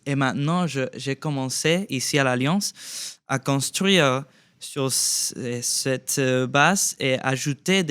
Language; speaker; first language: French; non-native, fluent; Spanish